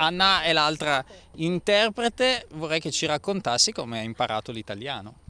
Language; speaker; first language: Italian; native; Italian